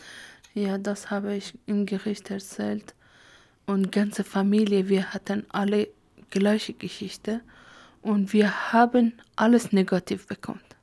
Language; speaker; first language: German; non-native, learner; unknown